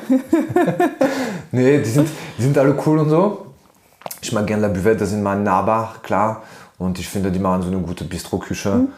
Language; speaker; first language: German; non-native, fluent; French